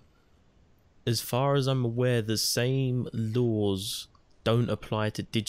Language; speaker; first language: English; native; English